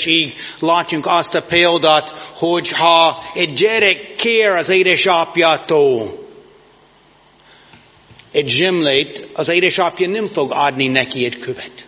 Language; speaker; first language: Hungarian; non-native, learner; English